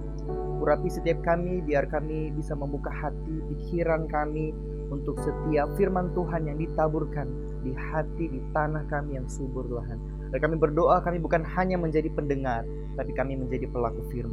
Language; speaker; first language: Indonesian; native; Indonesian